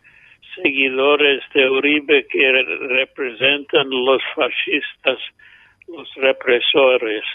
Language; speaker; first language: Spanish; non-native, fluent; English